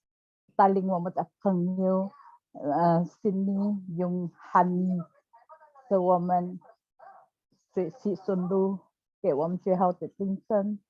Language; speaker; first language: Chinese; non-native, learner; Indonesian